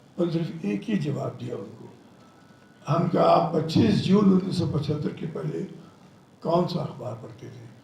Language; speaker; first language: Hindi; non-native, local second language; Telugu